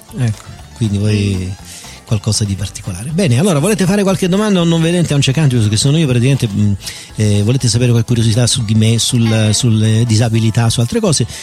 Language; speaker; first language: Italian; native; Italian